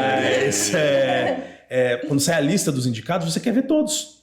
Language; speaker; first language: Portuguese; native; Portuguese